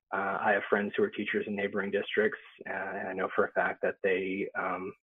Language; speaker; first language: English; native; English